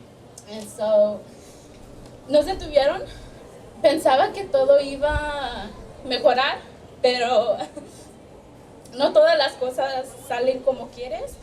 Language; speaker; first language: Spanish; early bilingual, other home language; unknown